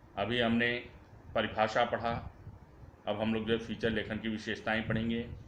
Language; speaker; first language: Hindi; non-native, local second language; Marathi